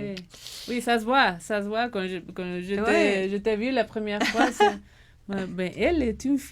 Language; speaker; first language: French; non-native, learner; Spanish